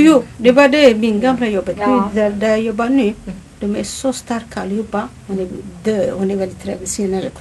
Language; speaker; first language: Swedish; non-native, learner; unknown